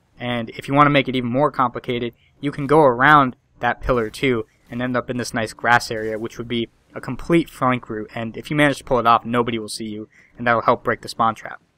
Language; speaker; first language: English; native; English